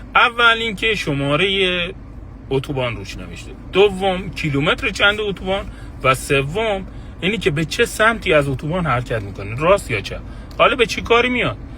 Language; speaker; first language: Persian; native; Persian